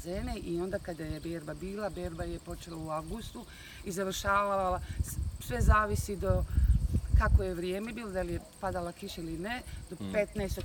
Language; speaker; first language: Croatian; non-native, fluent; German